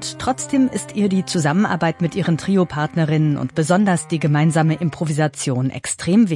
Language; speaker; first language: German; native; German